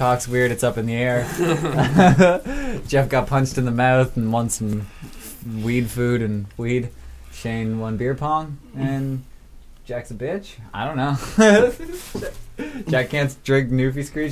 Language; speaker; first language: English; native; English